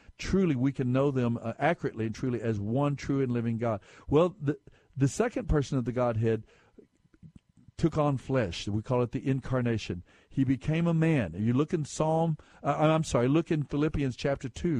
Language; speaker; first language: English; native; English